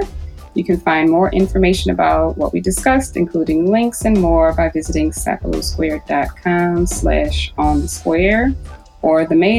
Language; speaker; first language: English; native; English